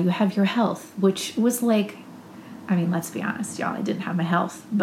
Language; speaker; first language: English; native; English